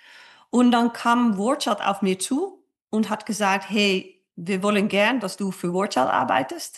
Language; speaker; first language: German; non-native, fluent; Dutch